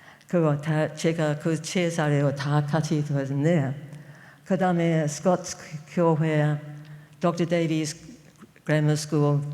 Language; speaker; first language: Korean; non-native, fluent; English